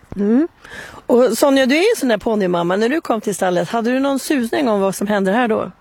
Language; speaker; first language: Swedish; native; Swedish